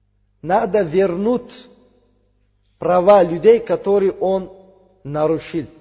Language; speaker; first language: Russian; non-native, learner; Uzbek